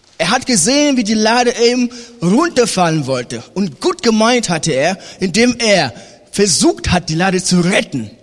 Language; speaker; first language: German; non-native, fluent; French